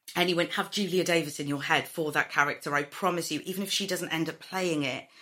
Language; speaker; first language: English; native; English